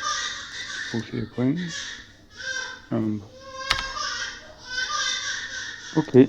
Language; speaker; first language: French; native; French